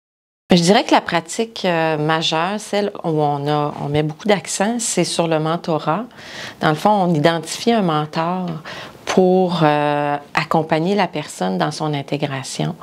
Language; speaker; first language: French; native; French